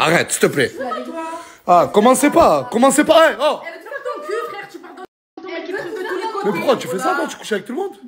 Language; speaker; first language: French; native; French